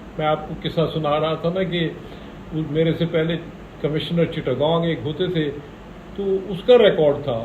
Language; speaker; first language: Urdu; native; Urdu